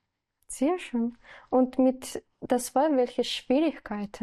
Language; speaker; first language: German; non-native, learner; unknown